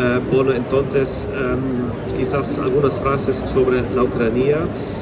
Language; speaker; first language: Spanish; non-native, fluent; German